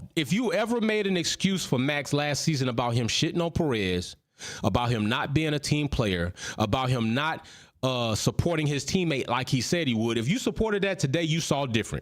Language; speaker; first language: English; native; English